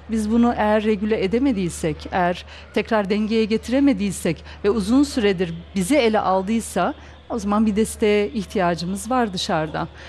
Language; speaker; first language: Turkish; early bilingual, heritage; Turkish